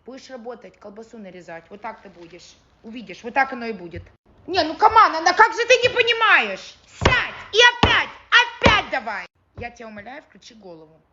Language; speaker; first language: Russian; early bilingual, other home language; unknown